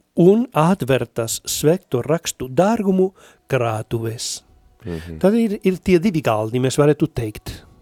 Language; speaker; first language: Latvian; non-native, fluent; Spanish